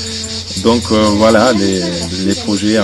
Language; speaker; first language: French; non-native, fluent; Spanish